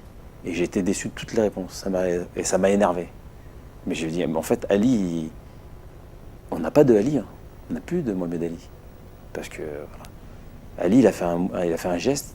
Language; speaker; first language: French; native; French